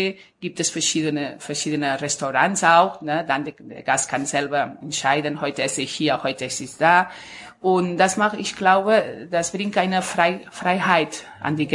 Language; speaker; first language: German; non-native, learner; Spanish